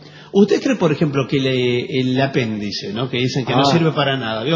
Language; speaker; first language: Spanish; native; Spanish